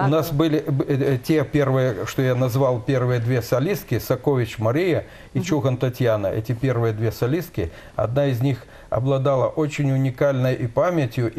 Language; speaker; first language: Russian; native; Russian